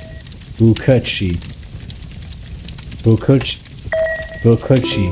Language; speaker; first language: Chinese; non-native, learner; English